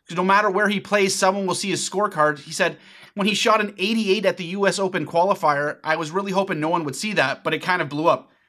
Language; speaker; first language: English; native; English